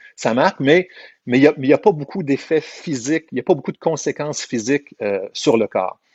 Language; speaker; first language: French; native; French